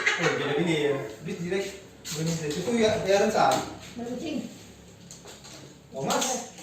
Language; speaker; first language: Turkish; non-native, learner; Indonesian